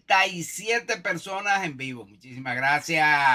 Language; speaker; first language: Spanish; native; Spanish